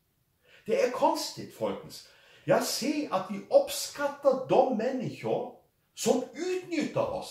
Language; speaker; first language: Swedish; non-native, fluent; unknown